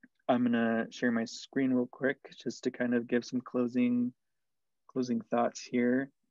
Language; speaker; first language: English; early bilingual, other home language; Spanish